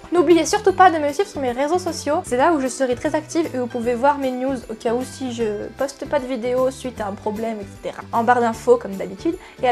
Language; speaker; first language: French; native; French